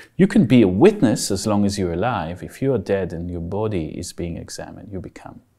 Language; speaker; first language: English; non-native, fluent; Hebrew